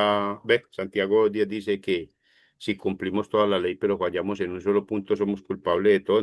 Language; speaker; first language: Spanish; native; Spanish